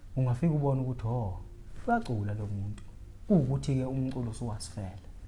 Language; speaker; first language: Zulu; native; Zulu